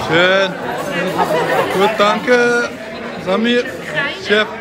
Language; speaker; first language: German; non-native, learner; Tibetan